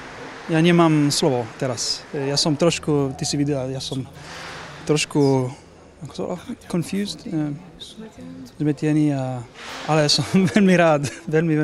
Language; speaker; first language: Slovak; non-native, learner; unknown